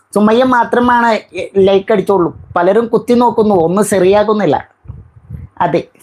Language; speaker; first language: Malayalam; non-native, learner; Bangla